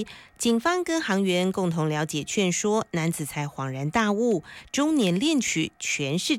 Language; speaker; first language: Chinese; native; Chinese